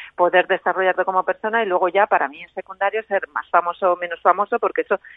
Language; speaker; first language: Spanish; native; Spanish